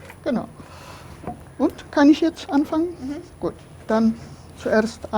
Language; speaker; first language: German; non-native, fluent; Polish